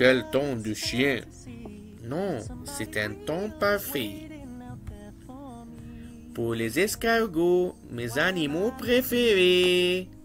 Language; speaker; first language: French; non-native, fluent; Arabic